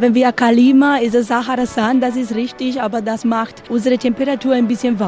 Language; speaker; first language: German; non-native, learner; Spanish